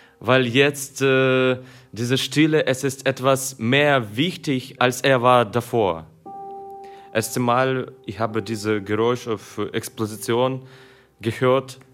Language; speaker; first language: German; non-native, learner; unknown